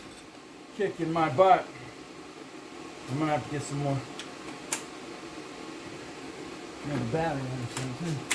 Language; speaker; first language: English; native; English